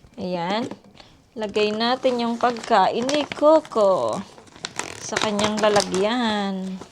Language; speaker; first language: Filipino; native; Filipino